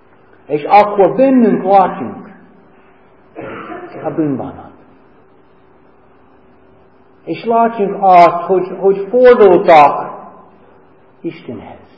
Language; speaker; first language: Hungarian; non-native, fluent; English